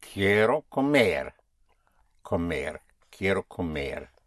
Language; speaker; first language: Spanish; non-native, fluent; English